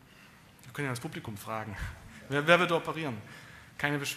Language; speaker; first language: German; native; German